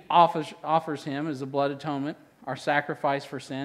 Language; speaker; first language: English; native; English